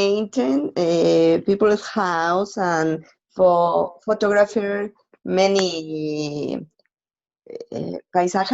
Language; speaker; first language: English; non-native, learner; Spanish